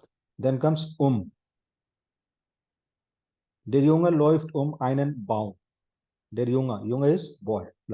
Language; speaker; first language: German; non-native, fluent; Hindi